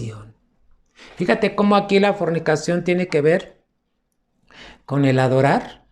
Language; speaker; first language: Spanish; native; Spanish